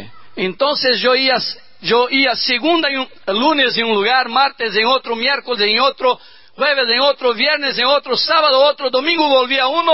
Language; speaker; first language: Spanish; non-native, learner; Portuguese